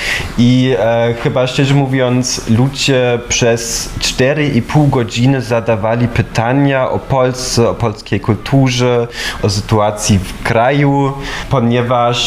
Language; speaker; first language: Polish; non-native, fluent; German